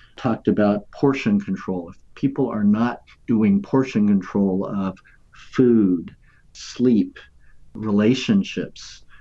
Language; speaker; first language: English; native; English